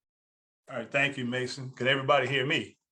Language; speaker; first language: English; native; English